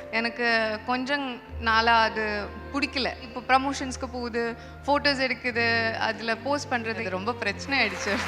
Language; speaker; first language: Tamil; non-native, local second language; Malayalam